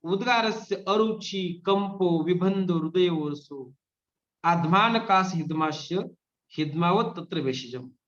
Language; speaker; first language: Hindi; non-native, local second language; Marathi